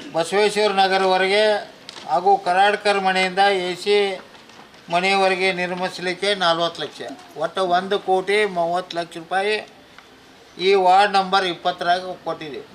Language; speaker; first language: Kannada; native; Kannada